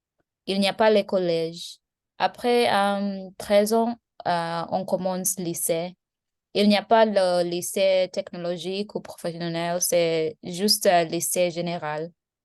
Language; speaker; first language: French; non-native, learner; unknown